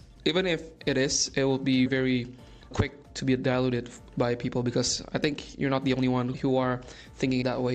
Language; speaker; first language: English; non-native, fluent; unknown